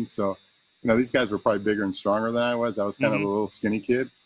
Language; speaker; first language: English; native; English